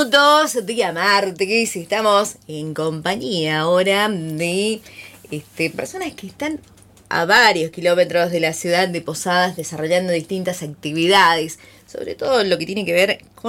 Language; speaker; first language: Spanish; native; Spanish